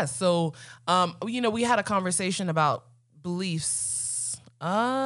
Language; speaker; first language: English; non-native, local second language; Akan